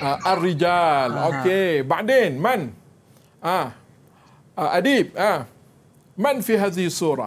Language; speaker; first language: Arabic; non-native, fluent; Malay